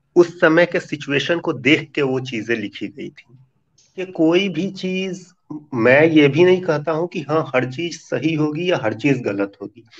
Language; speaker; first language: Hindi; native; Hindi